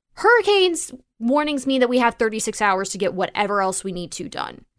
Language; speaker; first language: English; native; English